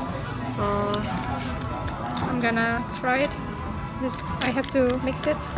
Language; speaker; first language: English; non-native, learner; Indonesian